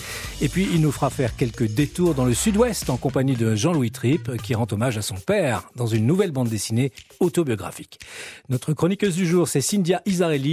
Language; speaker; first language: French; native; French